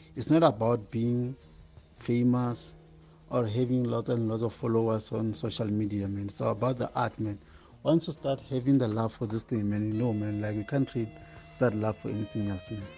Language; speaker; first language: English; non-native, local second language; Northern Sotho